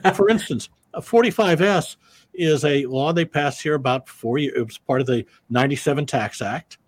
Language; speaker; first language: English; native; English